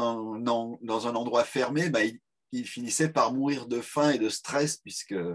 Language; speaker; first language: French; native; French